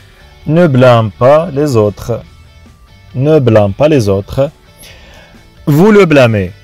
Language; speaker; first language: French; non-native, fluent; Arabic